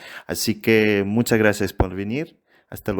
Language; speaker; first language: Spanish; non-native, fluent; Russian